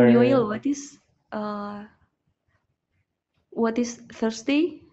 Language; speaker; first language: English; non-native, learner; Indonesian